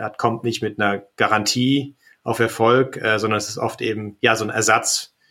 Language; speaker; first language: German; native; German